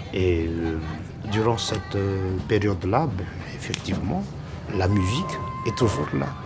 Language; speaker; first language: French; non-native, local second language; Malagasy